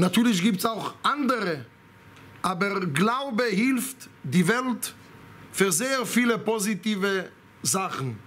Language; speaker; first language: German; non-native, fluent; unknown